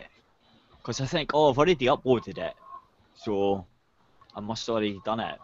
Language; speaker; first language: English; native; English